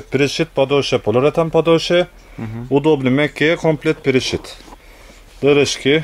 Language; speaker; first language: Russian; non-native, learner; Turkish